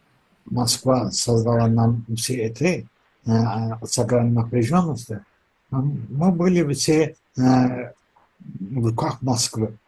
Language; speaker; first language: Russian; non-native, fluent; Azerbaijani